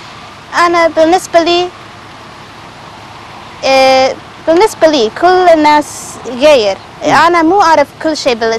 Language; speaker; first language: Arabic; non-native, learner; Spanish